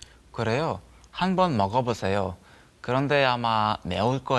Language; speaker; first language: Korean; non-native, learner; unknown